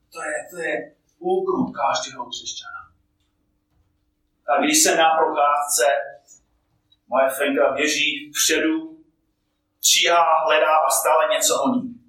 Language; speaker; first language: Czech; non-native, fluent; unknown